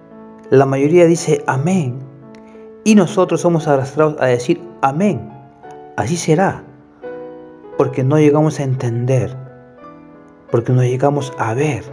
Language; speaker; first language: Spanish; native; Spanish